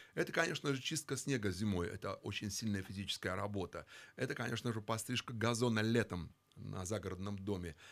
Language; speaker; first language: Russian; native; Russian